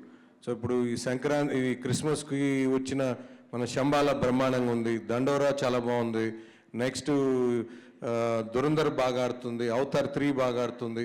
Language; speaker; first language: Telugu; native; Telugu